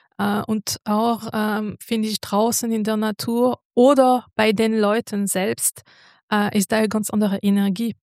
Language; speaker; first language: German; non-native, fluent; French